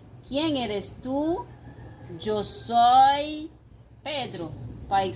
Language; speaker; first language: Spanish; non-native, fluent; French